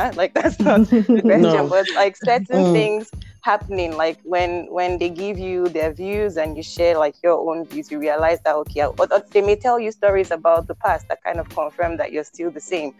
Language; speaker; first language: English; non-native, local second language; Igbo